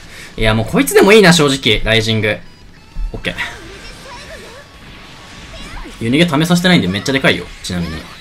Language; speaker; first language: Japanese; native; Japanese